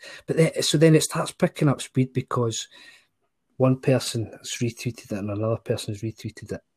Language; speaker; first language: English; native; English